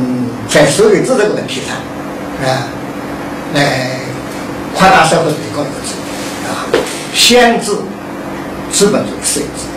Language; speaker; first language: Chinese; native; Chinese